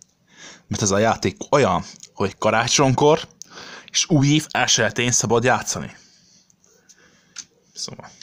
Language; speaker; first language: Hungarian; non-native, learner; Serbian